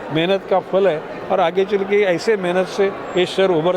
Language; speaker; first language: Hindi; non-native, local second language; Marathi